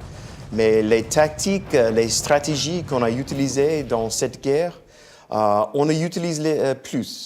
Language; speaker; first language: French; non-native, fluent; English